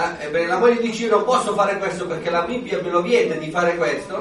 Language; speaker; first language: Italian; native; Italian